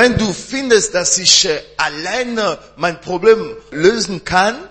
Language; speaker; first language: German; non-native, learner; French